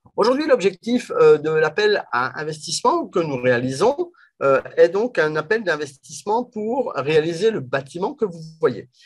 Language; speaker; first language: French; native; French